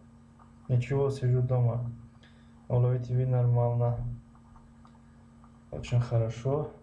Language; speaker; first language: Russian; non-native, learner; Persian